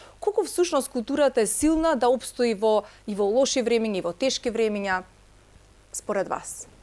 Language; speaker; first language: Macedonian; native; Macedonian